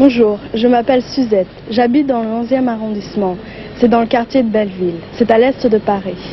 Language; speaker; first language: French; early bilingual, other home language; Portuguese